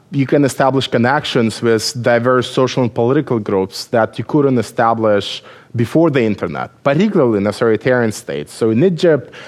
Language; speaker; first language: English; non-native, fluent; Russian